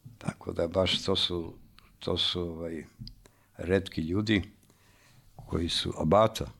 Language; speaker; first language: Serbian; native; Serbian